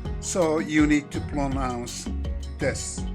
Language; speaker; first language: English; non-native, fluent; Japanese